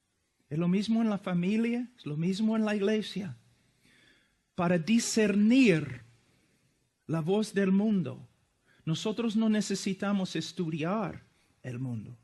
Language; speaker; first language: Spanish; non-native, fluent; English